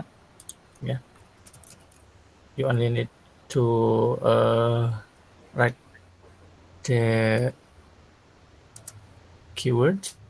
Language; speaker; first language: English; non-native, learner; Sundanese